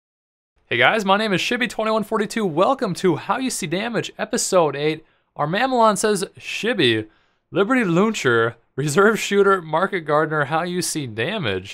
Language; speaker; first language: English; native; English